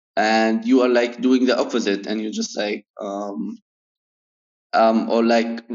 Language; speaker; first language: English; non-native, fluent; Arabic